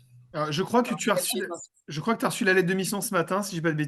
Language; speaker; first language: French; native; French